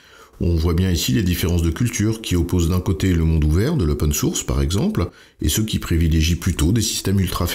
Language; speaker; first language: French; native; French